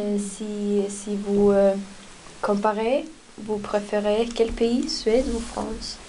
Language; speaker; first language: French; non-native, learner; Swedish